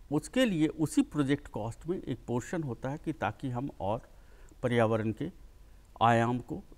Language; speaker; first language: Hindi; native; Hindi